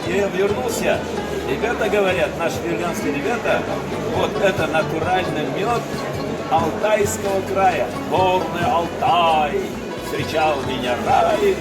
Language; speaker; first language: Russian; non-native, local second language; Uzbek